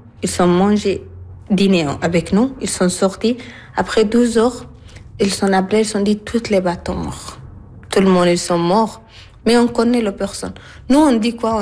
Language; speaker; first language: French; non-native, learner; Arabic